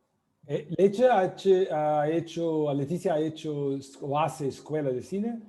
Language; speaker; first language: Spanish; non-native, fluent; Portuguese